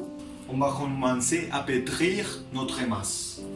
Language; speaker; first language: French; non-native, learner; Spanish